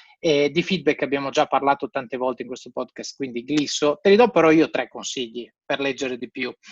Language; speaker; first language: Italian; native; Italian